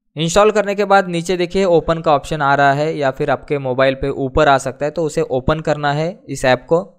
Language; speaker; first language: Hindi; non-native, local second language; Marathi